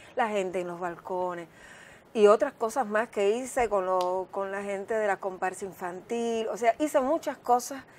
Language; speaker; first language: Spanish; native; Spanish